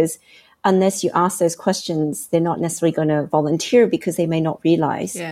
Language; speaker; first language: English; non-native, local second language; Cantonese